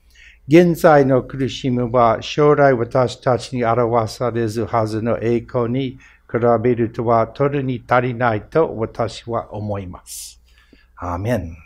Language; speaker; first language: Japanese; non-native, fluent; English